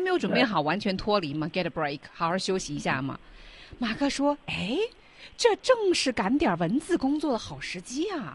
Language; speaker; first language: Chinese; native; Chinese